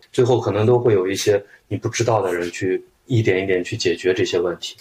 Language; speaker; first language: Chinese; native; Chinese